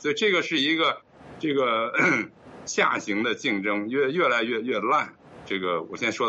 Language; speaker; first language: Chinese; native; Chinese